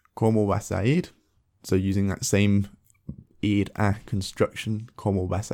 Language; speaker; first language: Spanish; non-native, fluent; English